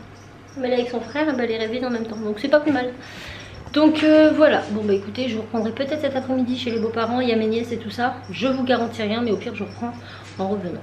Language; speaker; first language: French; native; French